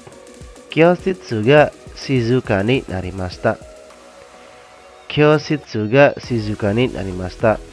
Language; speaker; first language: Japanese; non-native, fluent; Indonesian